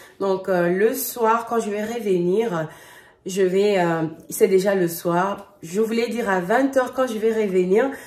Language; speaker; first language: French; non-native, local second language; Lingala